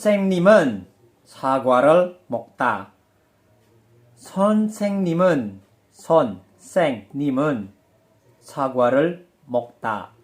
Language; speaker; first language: Korean; non-native, fluent; Indonesian